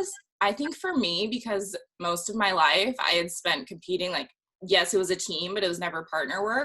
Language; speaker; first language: English; native; English